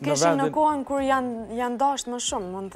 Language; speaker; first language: Albanian; native; Albanian